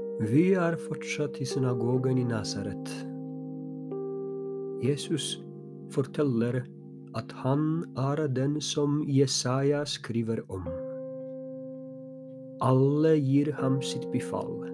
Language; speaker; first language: Norwegian; non-native, fluent; Polish